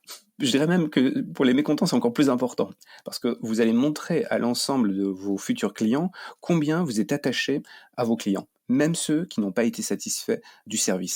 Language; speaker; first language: French; native; French